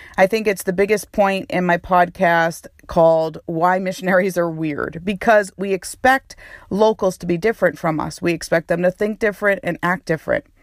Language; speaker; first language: English; native; English